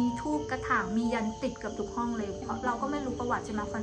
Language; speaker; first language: Thai; native; Thai